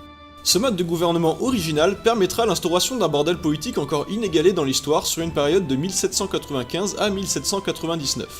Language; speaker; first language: French; native; French